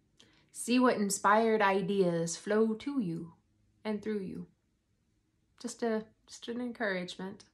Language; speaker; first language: English; native; English